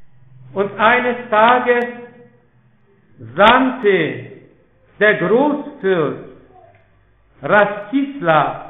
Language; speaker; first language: German; non-native, fluent; Polish